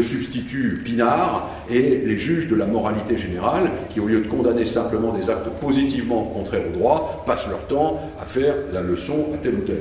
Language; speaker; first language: French; native; French